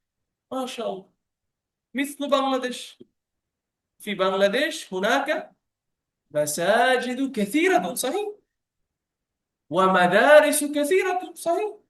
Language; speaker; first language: Arabic; non-native, fluent; Bangla